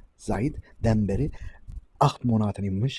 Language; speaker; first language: German; non-native, fluent; Turkish